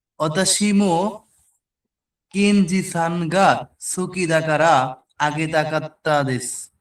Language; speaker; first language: Japanese; non-native, learner; Bangla